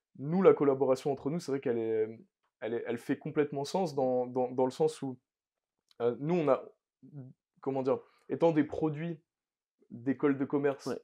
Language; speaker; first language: French; native; French